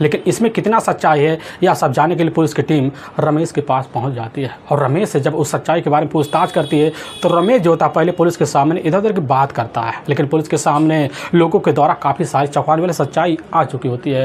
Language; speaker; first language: Hindi; native; Hindi